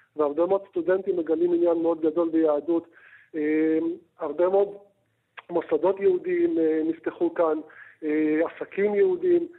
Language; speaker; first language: Hebrew; native; Hebrew